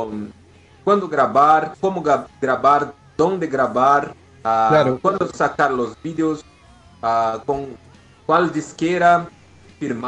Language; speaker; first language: Spanish; non-native, learner; Portuguese